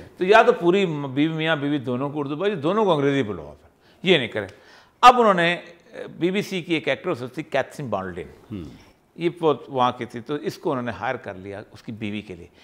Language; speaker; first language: Urdu; non-native, local second language; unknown